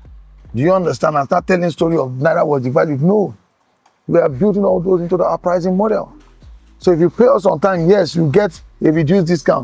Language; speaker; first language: English; non-native, local second language; Igbo